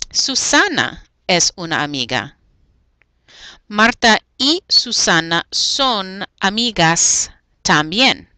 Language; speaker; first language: Spanish; non-native, fluent; English